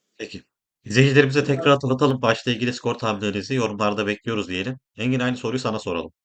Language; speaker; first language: Turkish; native; Turkish